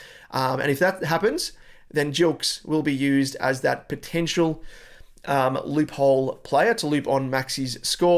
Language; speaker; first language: English; native; English